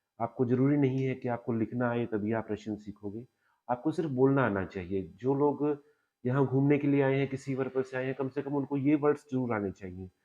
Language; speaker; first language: Hindi; native; Hindi